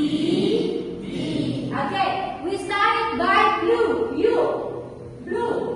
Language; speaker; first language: English; non-native, fluent; Indonesian